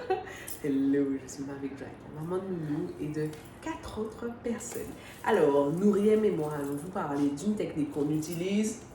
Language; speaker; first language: French; native; French